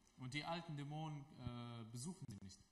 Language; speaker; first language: German; non-native, fluent; Russian